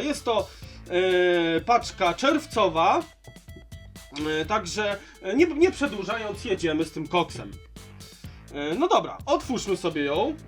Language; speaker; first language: Polish; native; Polish